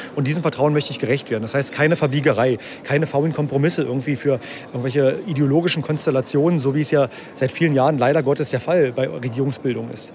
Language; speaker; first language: German; native; German